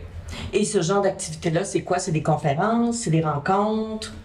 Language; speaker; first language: French; native; French